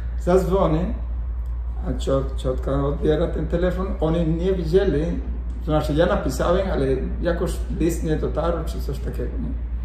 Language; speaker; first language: Polish; non-native, fluent; Spanish